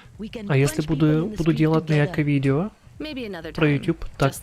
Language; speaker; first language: Czech; non-native, local second language; Ukrainian